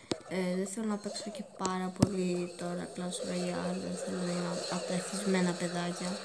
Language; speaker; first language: Greek; early bilingual, heritage; Greek